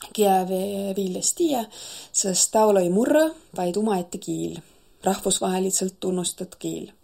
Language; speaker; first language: Estonian; native; Estonian